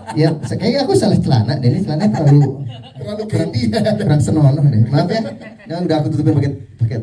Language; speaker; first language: Indonesian; native; Indonesian